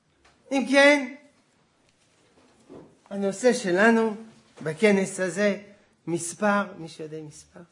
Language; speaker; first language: Hebrew; non-native, fluent; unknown